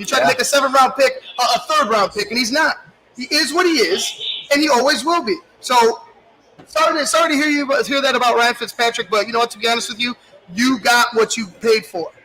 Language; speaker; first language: English; native; English